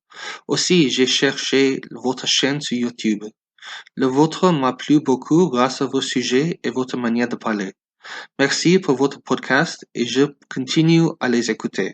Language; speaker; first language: French; non-native, fluent; English